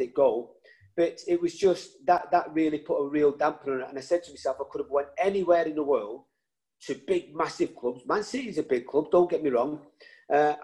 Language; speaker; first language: English; native; English